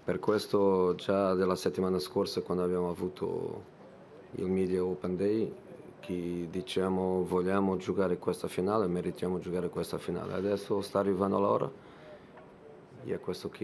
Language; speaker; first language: Italian; non-native, fluent; Portuguese